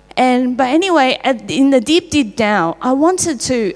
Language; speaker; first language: English; non-native, fluent; Chinese